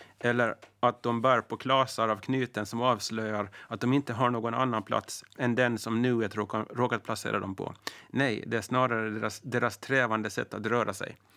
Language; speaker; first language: Swedish; native; Swedish